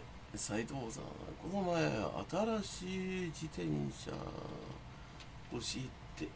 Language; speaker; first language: Japanese; non-native, fluent; English